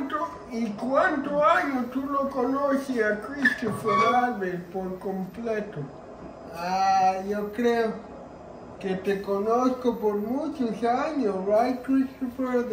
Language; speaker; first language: Spanish; early bilingual, heritage; Spanish